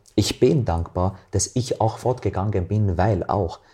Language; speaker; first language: German; non-native, fluent; Arabic